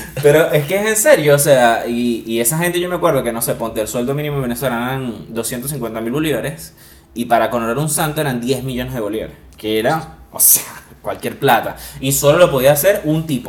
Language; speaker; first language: Spanish; native; Spanish